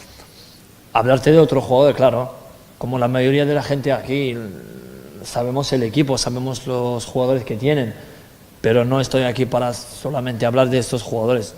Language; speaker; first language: Spanish; non-native, fluent; French